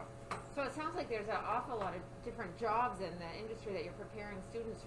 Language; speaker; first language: English; native; English